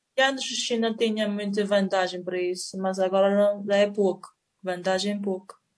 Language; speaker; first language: Portuguese; non-native, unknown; Chinese